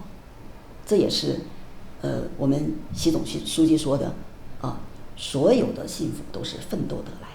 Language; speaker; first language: Chinese; native; Chinese